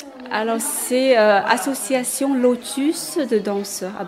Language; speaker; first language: French; non-native, learner; Chinese